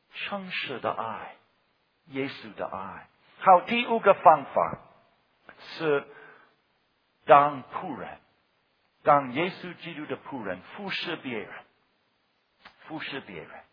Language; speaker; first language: Chinese; non-native, fluent; English